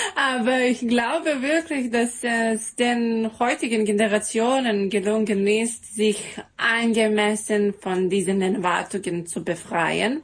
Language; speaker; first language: German; non-native, learner; Serbian